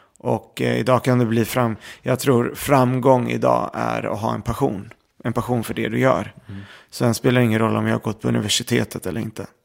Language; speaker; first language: Swedish; early bilingual, other home language; Arabic